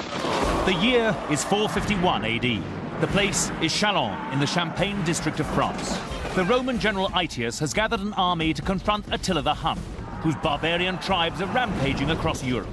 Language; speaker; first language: English; native; English